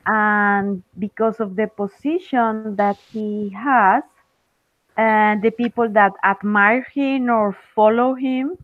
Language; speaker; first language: English; non-native, fluent; Spanish